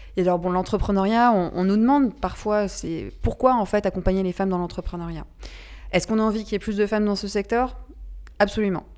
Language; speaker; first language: French; native; French